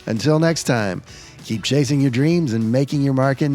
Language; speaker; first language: English; native; English